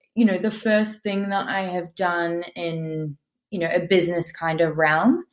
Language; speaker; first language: English; native; English